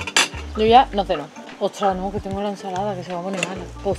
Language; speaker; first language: Spanish; native; Spanish